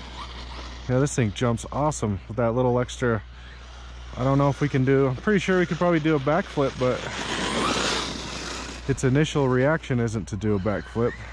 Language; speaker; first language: English; native; English